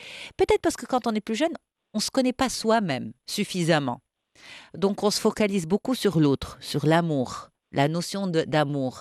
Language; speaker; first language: French; non-native, local second language; Arabic